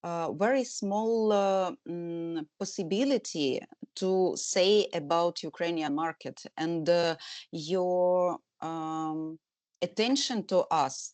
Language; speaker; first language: English; non-native, learner; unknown